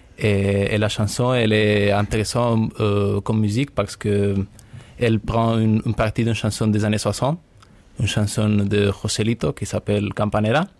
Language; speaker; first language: French; non-native, fluent; Spanish